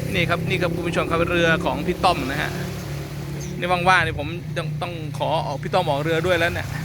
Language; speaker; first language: Thai; native; Thai